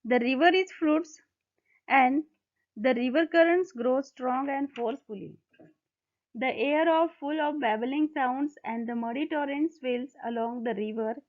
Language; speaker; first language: English; non-native, local second language; Marathi